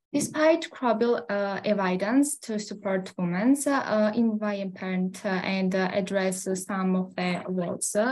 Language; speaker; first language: English; non-native, learner; Georgian